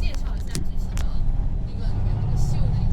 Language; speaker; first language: Chinese; native; Chinese